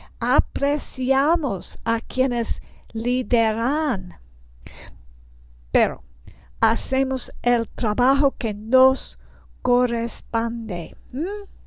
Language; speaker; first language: Spanish; non-native, learner; English